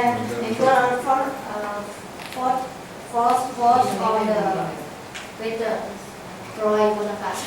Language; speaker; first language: English; non-native, learner; Thai